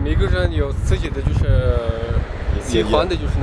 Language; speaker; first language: Chinese; non-native, fluent; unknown